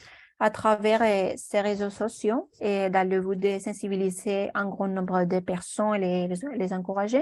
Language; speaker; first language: French; non-native, learner; Spanish